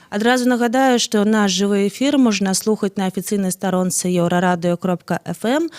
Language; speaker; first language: Belarusian; native; Belarusian